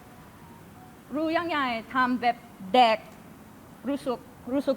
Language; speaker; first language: Thai; non-native, learner; English